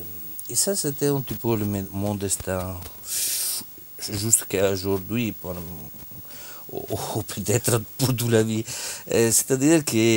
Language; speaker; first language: French; non-native, fluent; Italian